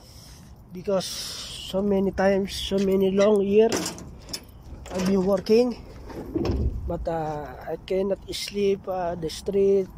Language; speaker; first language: English; non-native, local second language; Filipino